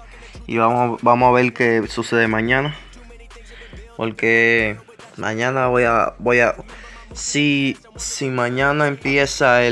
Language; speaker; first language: Spanish; native; Spanish